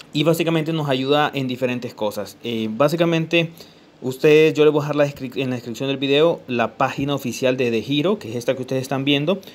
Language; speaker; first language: Spanish; native; Spanish